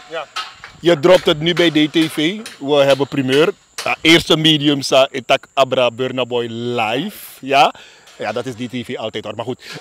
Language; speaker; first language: Dutch; native; Dutch